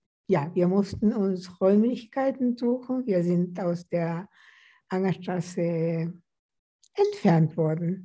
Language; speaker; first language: German; non-native, fluent; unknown